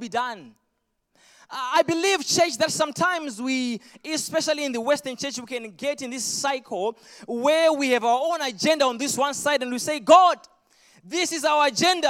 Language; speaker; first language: English; non-native, local second language; Shona